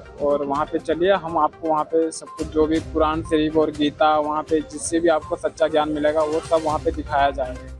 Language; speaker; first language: Hindi; native; Hindi